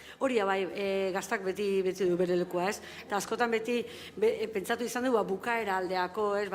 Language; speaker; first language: Basque; native; Basque